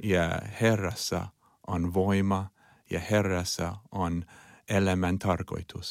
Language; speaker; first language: Finnish; non-native, learner; Chinese